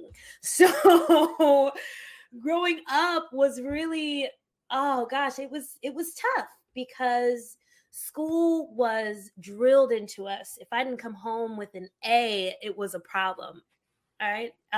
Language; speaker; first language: English; early bilingual, other home language; Haitian Creole